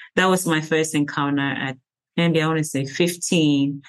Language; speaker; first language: English; early bilingual, other home language; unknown